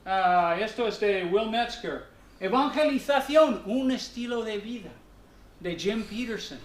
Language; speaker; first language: Spanish; non-native, fluent; English